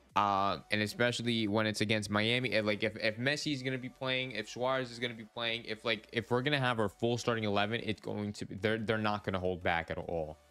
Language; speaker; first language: English; native; English